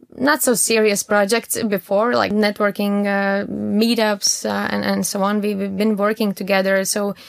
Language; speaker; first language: English; non-native, fluent; Latvian